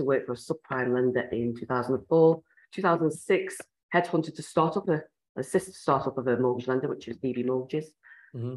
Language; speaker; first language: English; native; English